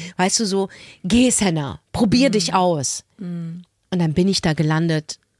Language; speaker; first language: German; early bilingual, other home language; Arabic